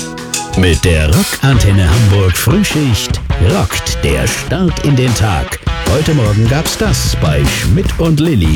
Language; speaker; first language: German; native; German